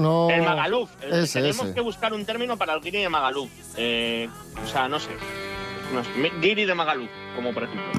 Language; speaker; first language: Spanish; native; Spanish